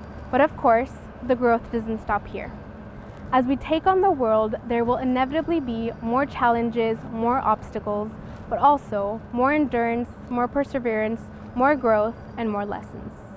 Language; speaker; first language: English; early bilingual, other home language; Spanish